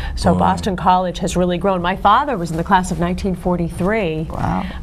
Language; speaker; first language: English; native; English